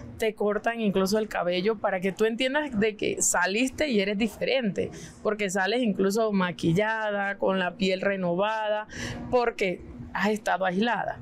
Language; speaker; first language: Spanish; non-native, local second language; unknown